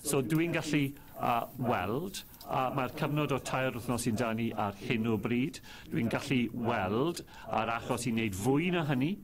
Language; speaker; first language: Welsh; non-native, fluent; English